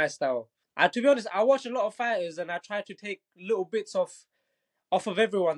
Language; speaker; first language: English; non-native, local second language; Bangla